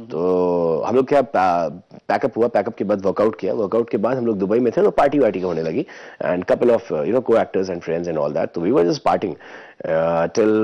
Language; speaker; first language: Hindi; native; Hindi